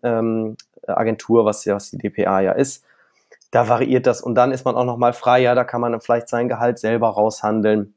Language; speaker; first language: German; native; German